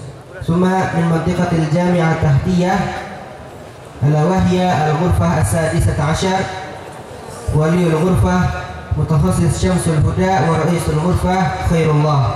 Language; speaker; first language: Arabic; non-native, fluent; Indonesian